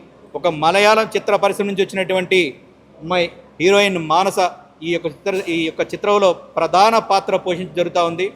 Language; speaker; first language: Telugu; native; Telugu